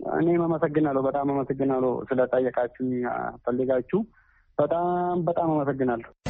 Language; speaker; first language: Amharic; native; Amharic